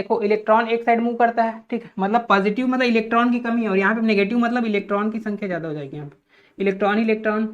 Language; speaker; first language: Hindi; native; Hindi